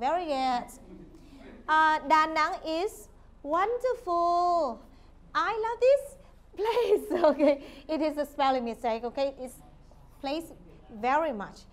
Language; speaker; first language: English; non-native, fluent; Vietnamese